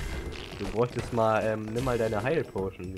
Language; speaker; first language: German; native; German